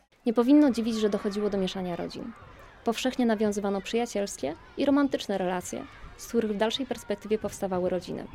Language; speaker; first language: Polish; native; Polish